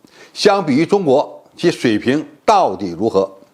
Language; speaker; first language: Chinese; native; Chinese